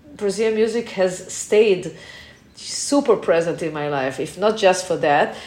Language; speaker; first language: English; non-native, fluent; Hebrew